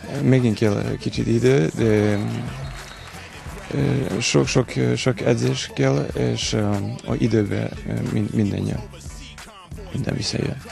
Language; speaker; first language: Hungarian; non-native, learner; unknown